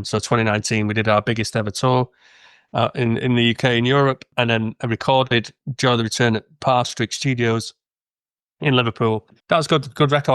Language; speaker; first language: English; native; English